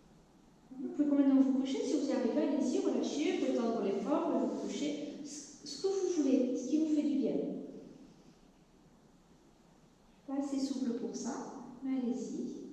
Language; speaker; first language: French; native; French